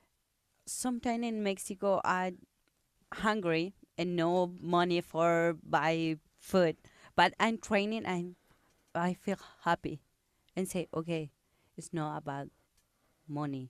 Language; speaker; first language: English; non-native, learner; Spanish